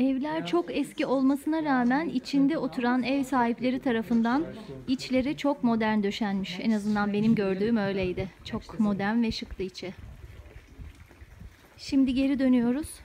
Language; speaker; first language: Turkish; native; Turkish